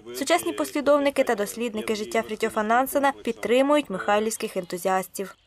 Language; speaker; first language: Ukrainian; native; Ukrainian